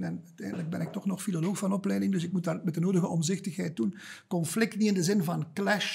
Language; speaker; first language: Dutch; native; Dutch